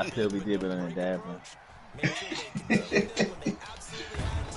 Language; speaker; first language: English; native; English